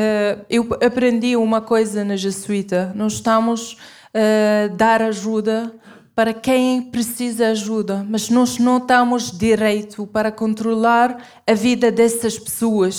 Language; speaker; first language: Portuguese; non-native, fluent; Arabic